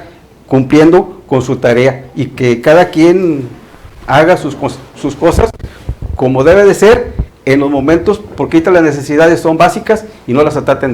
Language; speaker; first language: Spanish; native; Spanish